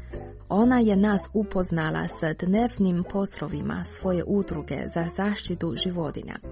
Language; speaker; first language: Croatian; non-native, fluent; Chinese